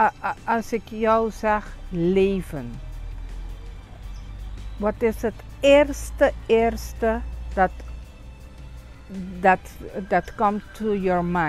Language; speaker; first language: Dutch; non-native, local second language; Papiamento